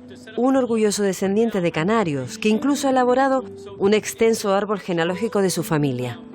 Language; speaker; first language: Spanish; native; Spanish